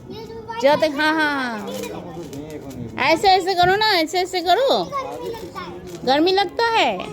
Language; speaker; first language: Hindi; non-native, local second language; Bangla